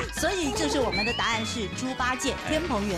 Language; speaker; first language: Chinese; native; Chinese